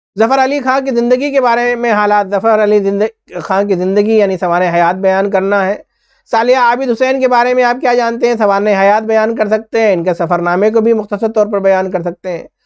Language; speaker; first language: Urdu; native; Urdu